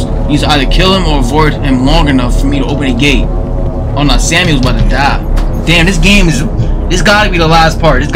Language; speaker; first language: English; native; English